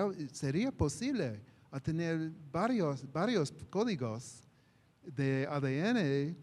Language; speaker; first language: Spanish; non-native, fluent; English